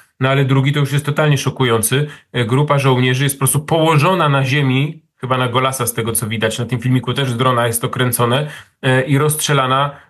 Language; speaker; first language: Polish; native; Polish